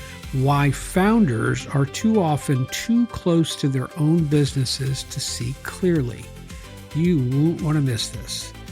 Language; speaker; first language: English; native; English